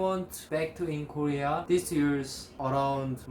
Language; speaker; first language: English; non-native, learner; Korean